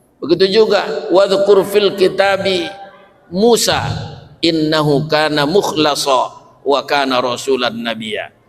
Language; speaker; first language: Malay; non-native, local second language; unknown